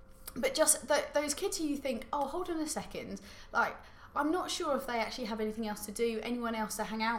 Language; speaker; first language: English; native; English